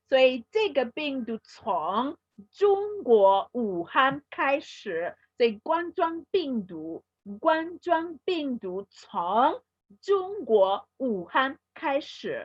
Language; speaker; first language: Chinese; non-native, fluent; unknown